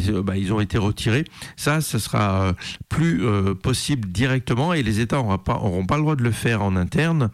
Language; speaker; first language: French; native; French